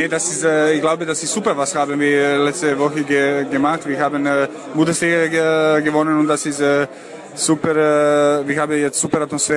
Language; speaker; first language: German; non-native, learner; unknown